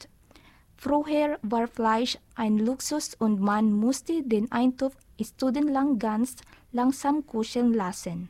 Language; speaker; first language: German; non-native, learner; Filipino